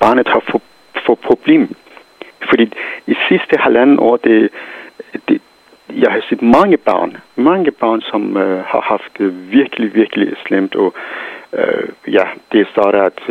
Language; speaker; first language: Danish; non-native, fluent; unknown